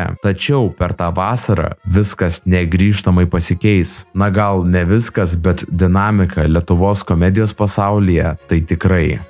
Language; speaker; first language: Lithuanian; native; Lithuanian